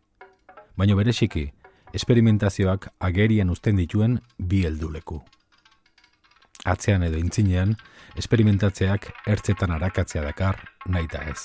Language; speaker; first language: Basque; native; Basque